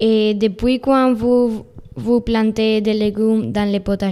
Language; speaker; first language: French; non-native, learner; Spanish